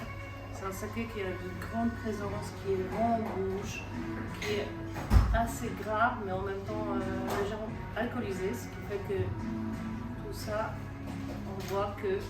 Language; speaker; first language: French; non-native, fluent; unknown